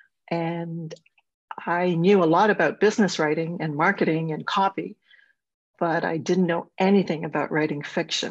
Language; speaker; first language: English; native; English